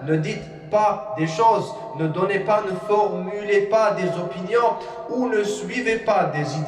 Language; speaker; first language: French; non-native, local second language; Arabic